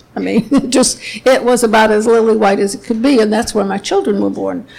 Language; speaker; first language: English; native; English